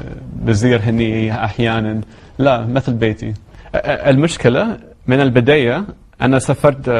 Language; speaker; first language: Arabic; non-native, learner; English